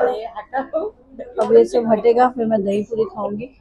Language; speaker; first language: Hindi; non-native, local second language; Marathi